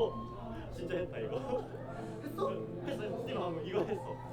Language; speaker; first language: Korean; native; Korean